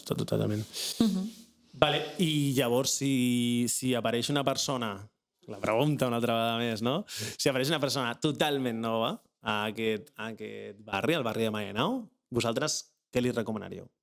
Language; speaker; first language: Catalan; native; Catalan